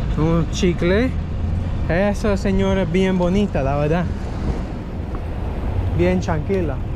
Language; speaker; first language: Spanish; non-native, learner; English